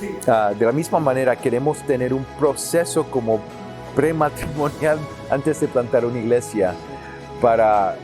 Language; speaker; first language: Spanish; early bilingual, heritage; English